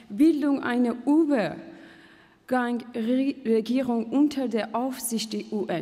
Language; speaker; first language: German; non-native, fluent; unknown